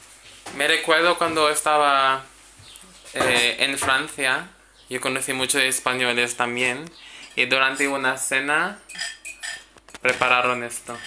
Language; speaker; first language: Spanish; non-native, learner; Filipino